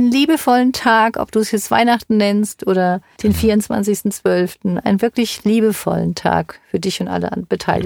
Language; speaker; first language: German; native; German